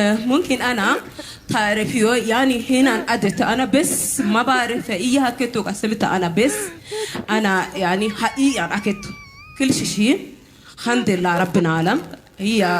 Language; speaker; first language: Arabic; non-native, learner; Amharic